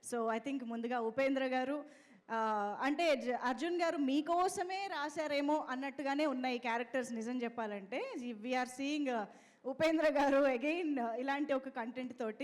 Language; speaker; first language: Telugu; native; Telugu